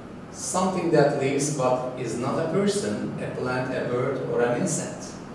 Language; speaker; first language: English; non-native, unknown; Turkish